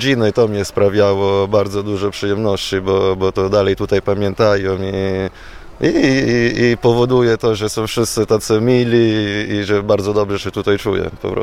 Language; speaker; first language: Polish; non-native, fluent; Italian